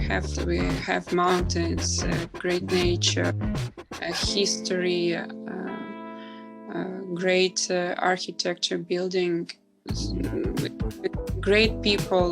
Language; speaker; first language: English; non-native, learner; Ukrainian